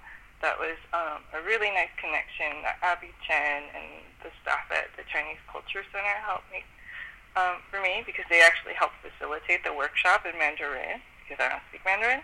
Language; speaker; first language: English; native; English